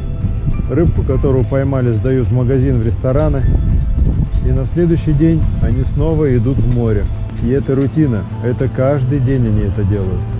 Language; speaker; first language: Russian; native; Russian